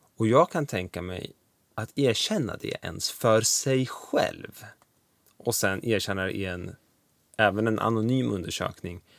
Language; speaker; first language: Swedish; early bilingual, other home language; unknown